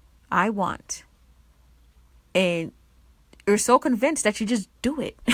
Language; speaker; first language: English; native; English